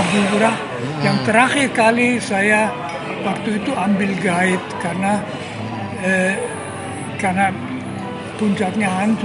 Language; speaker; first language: Indonesian; non-native, fluent; German